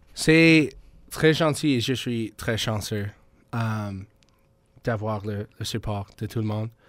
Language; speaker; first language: French; non-native, learner; English